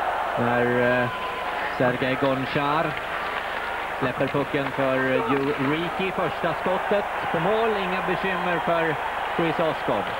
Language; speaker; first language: Swedish; native; Swedish